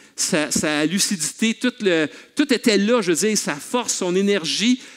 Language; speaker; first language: French; native; French